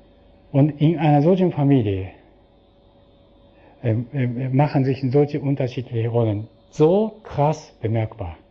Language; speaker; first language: German; non-native, fluent; Japanese